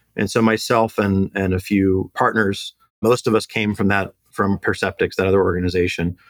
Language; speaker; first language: English; native; English